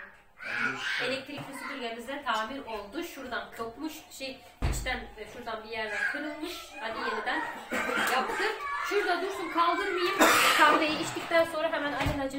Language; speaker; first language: Turkish; native; Turkish